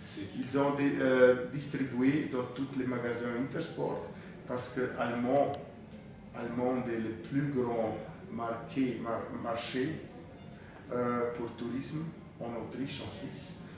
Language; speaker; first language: French; non-native, fluent; German